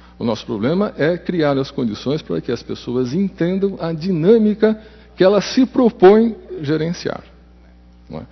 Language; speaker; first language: Portuguese; native; Portuguese